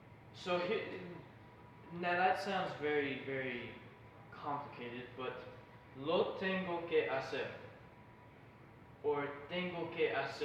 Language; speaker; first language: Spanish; non-native, learner; English